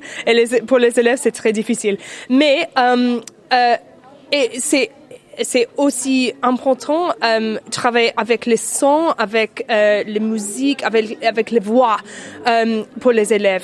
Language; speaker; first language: French; non-native, learner; English